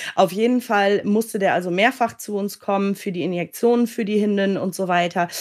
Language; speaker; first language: German; native; German